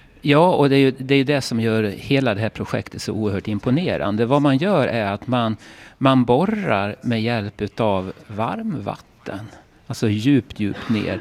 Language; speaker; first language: Swedish; native; Swedish